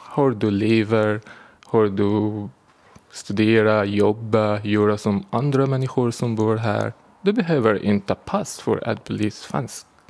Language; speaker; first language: Swedish; non-native, fluent; Arabic